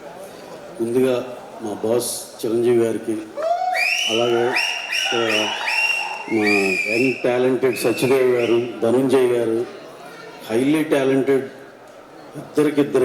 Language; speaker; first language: Telugu; native; Telugu